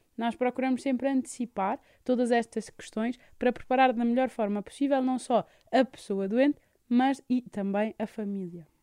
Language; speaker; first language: Portuguese; native; Portuguese